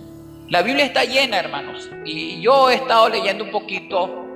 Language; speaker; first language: Spanish; native; Spanish